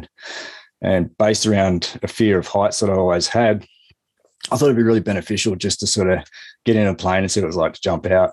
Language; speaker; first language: English; native; English